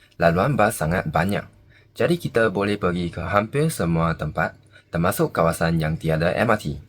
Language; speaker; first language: Malay; non-native, local second language; Chinese